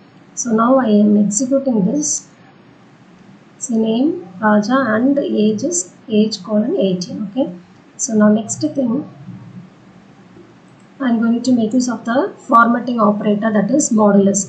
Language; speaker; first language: English; non-native, local second language; Tamil